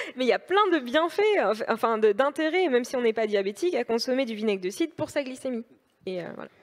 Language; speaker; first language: French; native; French